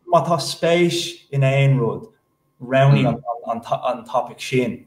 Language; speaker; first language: Irish; non-native, local second language; English